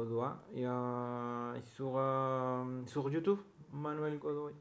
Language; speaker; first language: French; non-native, learner; Spanish